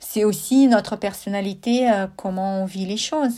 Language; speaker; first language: French; non-native, fluent; Russian